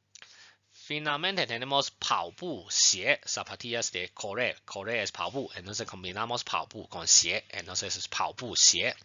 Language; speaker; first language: Spanish; non-native, fluent; Chinese